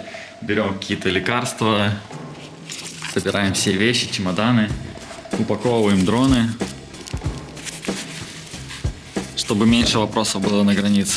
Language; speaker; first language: Russian; native; Russian